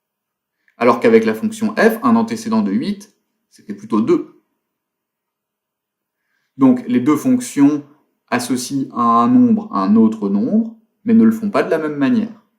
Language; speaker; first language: French; native; French